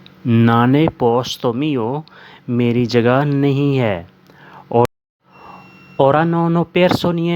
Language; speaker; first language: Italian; non-native, learner; Urdu